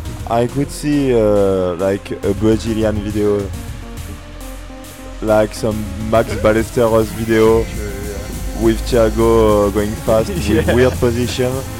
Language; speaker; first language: English; non-native, fluent; French